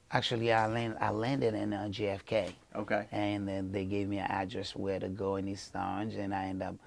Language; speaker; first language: English; early bilingual, other home language; Haitian Creole